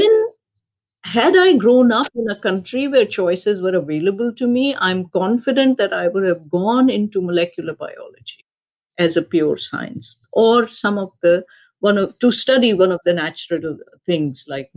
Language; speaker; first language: English; non-native, local second language; Urdu